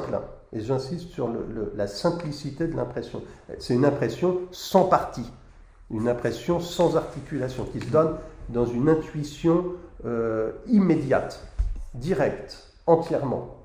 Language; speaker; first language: French; native; French